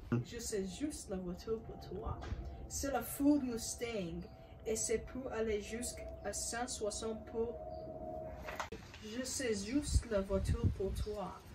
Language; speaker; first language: French; non-native, learner; English